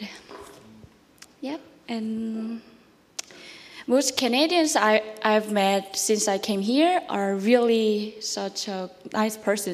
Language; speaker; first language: English; non-native, learner; Korean